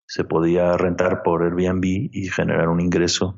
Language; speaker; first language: Spanish; native; Spanish